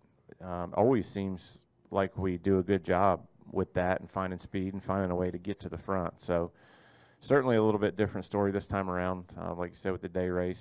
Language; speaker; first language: English; native; English